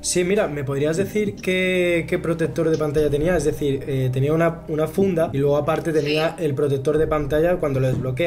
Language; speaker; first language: Spanish; native; Spanish